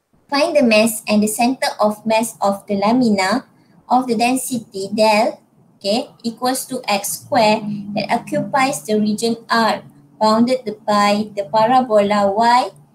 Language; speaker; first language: English; non-native, local second language; Malay